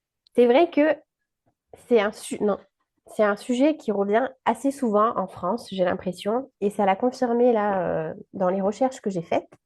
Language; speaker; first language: French; native; French